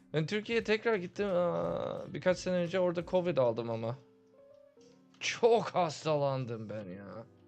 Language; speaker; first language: Turkish; early bilingual, heritage; Turkish